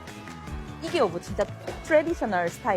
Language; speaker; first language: Korean; non-native, fluent; Filipino